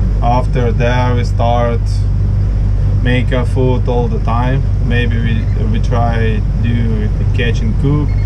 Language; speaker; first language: English; non-native, learner; Ukrainian